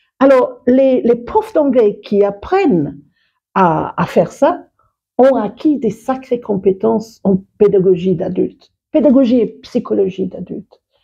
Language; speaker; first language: French; non-native, fluent; English